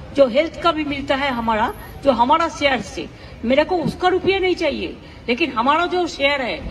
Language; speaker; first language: Hindi; non-native, local second language; Bangla